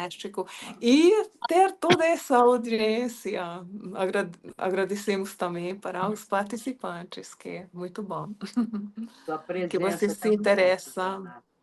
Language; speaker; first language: Portuguese; non-native, fluent; Hungarian